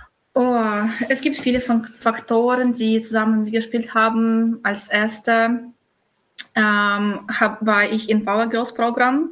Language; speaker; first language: German; non-native, fluent; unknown